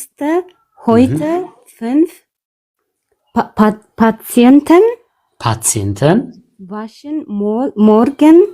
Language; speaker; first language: German; non-native, learner; Amharic